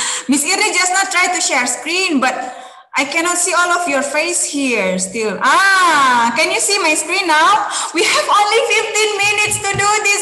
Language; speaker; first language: English; non-native, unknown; Indonesian